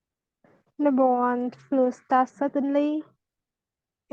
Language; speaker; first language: English; non-native, learner; Vietnamese